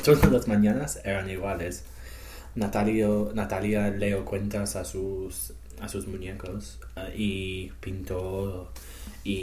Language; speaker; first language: Spanish; non-native, learner; English